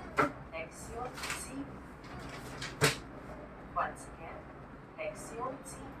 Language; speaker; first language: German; non-native, fluent; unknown